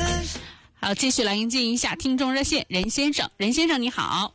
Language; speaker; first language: Chinese; native; Chinese